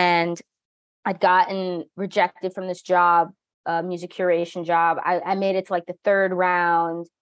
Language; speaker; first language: English; native; English